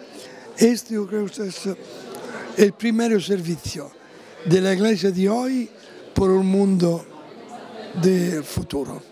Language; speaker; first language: Spanish; non-native, fluent; Italian